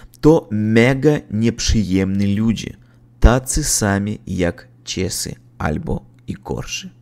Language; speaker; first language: Polish; non-native, learner; Russian